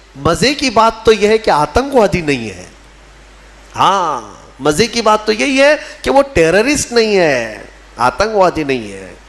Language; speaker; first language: Urdu; native; Urdu